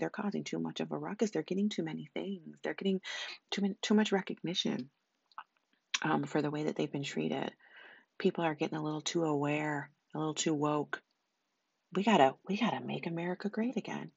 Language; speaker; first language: English; native; English